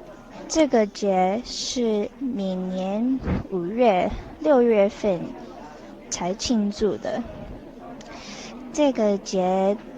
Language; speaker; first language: Chinese; non-native, learner; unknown